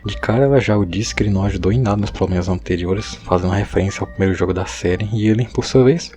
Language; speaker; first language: Portuguese; native; Portuguese